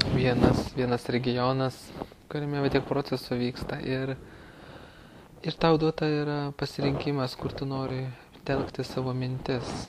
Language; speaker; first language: Lithuanian; native; Lithuanian